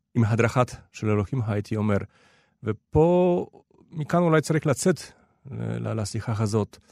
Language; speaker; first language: Hebrew; non-native, fluent; Polish